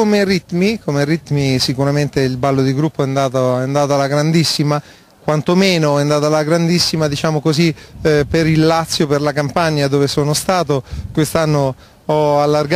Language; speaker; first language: Italian; native; Italian